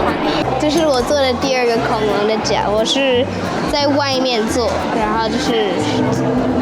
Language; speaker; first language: Chinese; native; Chinese